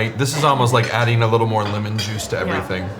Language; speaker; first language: English; native; English